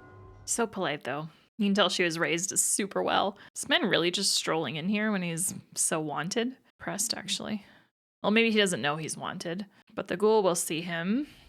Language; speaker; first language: English; native; English